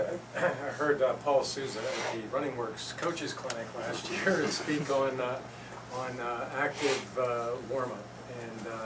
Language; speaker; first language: English; native; English